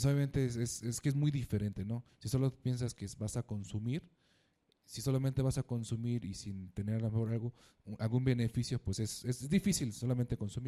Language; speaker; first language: Spanish; native; Spanish